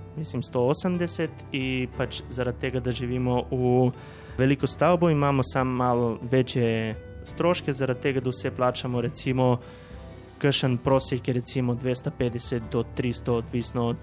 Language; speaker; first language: Slovenian; non-native, fluent; Macedonian